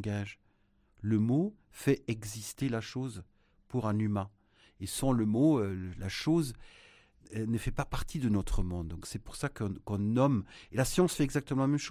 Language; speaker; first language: French; non-native, fluent; German